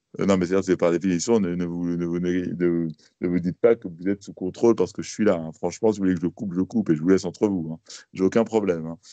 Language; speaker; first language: French; native; French